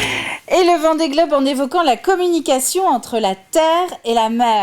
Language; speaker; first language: French; native; French